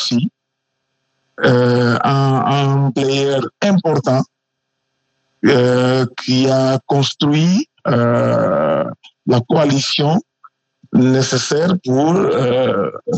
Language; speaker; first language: French; non-native, fluent; Portuguese